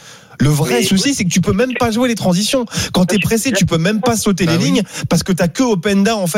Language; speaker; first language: French; native; French